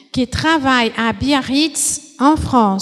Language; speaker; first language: French; non-native, fluent; Portuguese